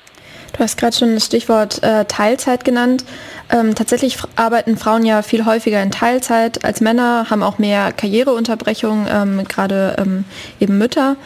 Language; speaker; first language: German; native; German